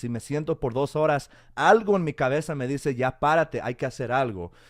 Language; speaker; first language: Spanish; early bilingual, heritage; Spanish